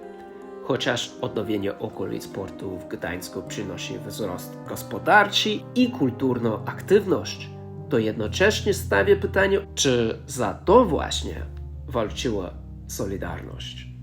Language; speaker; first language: Polish; non-native, fluent; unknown